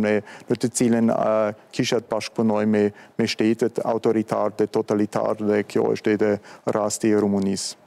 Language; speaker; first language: Albanian; non-native, fluent; German